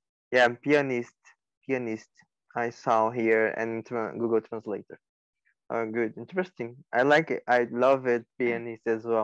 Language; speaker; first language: English; non-native, learner; Portuguese